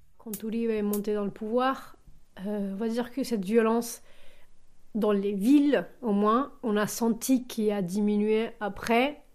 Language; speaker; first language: French; non-native, fluent; Spanish